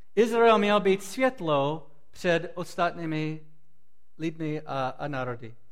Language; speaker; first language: Czech; non-native, fluent; English